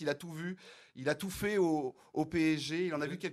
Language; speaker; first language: French; native; French